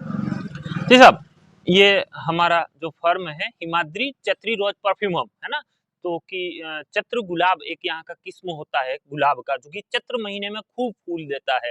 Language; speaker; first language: Hindi; native; Hindi